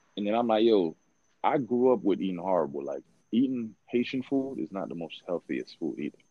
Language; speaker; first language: English; early bilingual, other home language; Haitian Creole